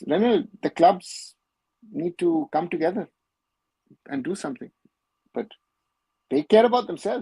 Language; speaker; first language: English; non-native, local second language; Bangla